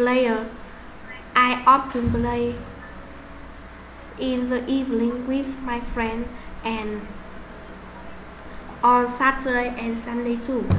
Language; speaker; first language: English; non-native, learner; Vietnamese